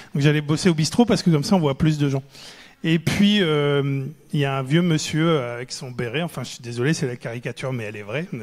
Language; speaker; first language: French; native; French